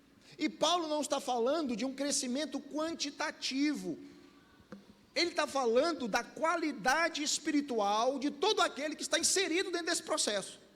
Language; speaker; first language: Portuguese; native; Portuguese